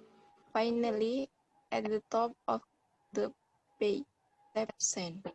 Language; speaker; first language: English; non-native, learner; Indonesian